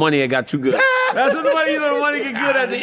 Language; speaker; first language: English; native; English